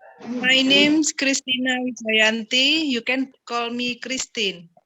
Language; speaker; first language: English; non-native, learner; Indonesian